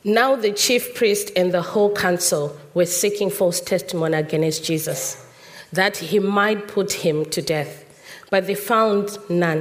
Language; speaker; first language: English; non-native, local second language; Shona